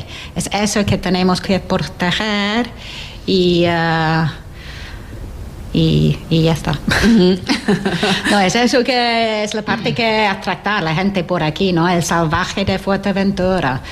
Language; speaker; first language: Spanish; non-native, learner; English